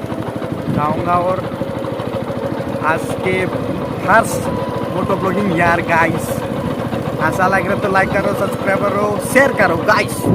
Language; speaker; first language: Hindi; non-native, local second language; Bodo